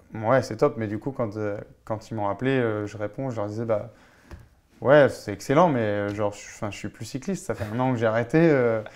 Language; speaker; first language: French; native; French